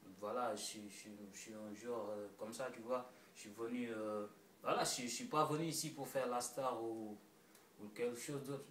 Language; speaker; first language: French; non-native, local second language; Wolof